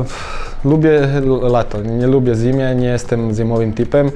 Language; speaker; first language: Polish; non-native, fluent; Croatian